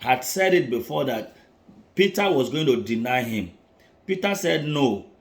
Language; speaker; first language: English; non-native, local second language; Yoruba